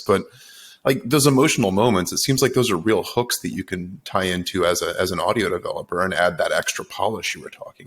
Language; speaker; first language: English; native; English